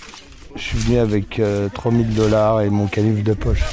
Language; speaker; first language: French; native; French